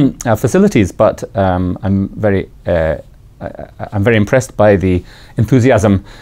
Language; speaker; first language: English; native; English